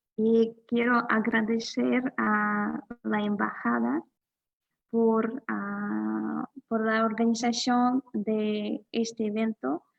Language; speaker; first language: Spanish; non-native, fluent; Russian